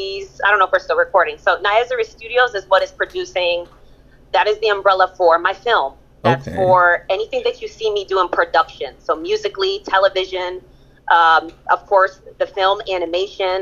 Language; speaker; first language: English; early bilingual, other home language; German